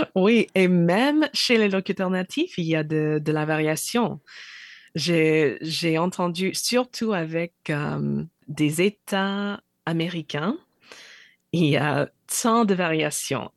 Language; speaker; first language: French; non-native, fluent; English